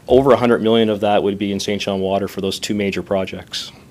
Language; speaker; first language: English; native; English